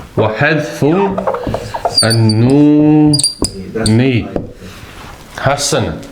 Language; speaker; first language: Arabic; non-native, fluent; English